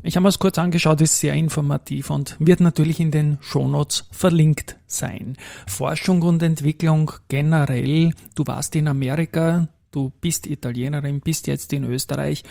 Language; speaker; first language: German; native; German